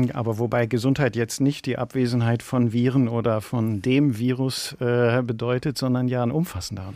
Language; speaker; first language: German; native; German